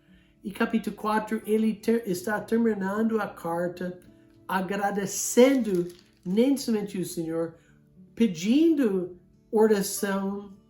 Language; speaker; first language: Portuguese; non-native, fluent; English